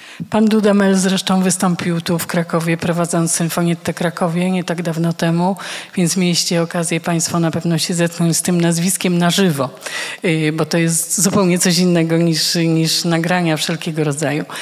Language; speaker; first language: Polish; native; Polish